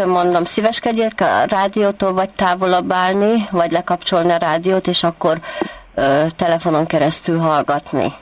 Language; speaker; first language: Hungarian; native; Hungarian